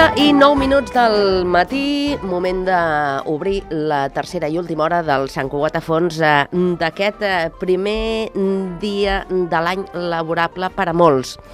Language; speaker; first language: Catalan; native; Catalan